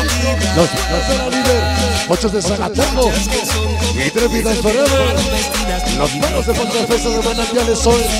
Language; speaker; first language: Spanish; native; Spanish